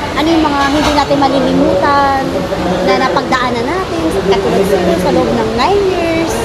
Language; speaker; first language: Filipino; non-native, local second language; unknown